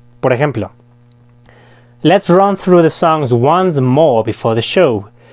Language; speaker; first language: English; non-native, fluent; Spanish